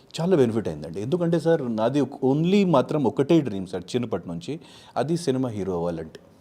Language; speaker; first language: Telugu; non-native, fluent; Hindi